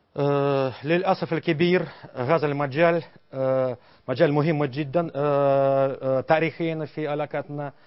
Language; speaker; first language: Arabic; non-native, fluent; Russian